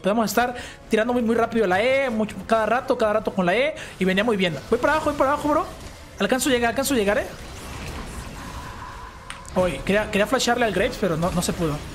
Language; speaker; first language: Spanish; native; Spanish